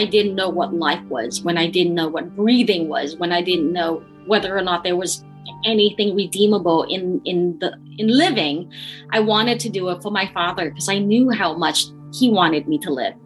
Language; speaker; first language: English; early bilingual, other home language; Khmer